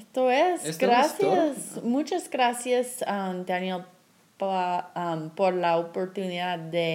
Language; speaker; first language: Spanish; non-native, fluent; English